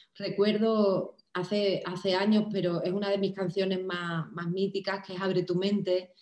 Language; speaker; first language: Spanish; native; Spanish